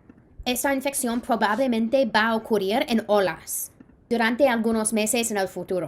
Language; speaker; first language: Spanish; non-native, fluent; English